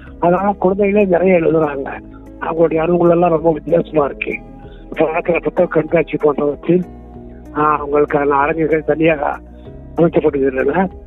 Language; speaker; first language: Tamil; non-native, local second language; Kannada